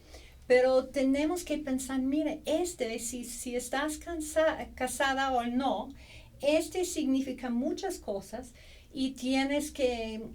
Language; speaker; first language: Spanish; non-native, fluent; English